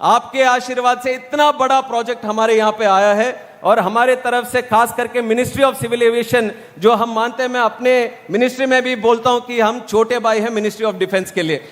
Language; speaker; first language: Hindi; non-native, local second language; Telugu